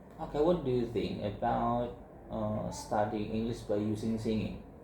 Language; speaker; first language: English; non-native, learner; Indonesian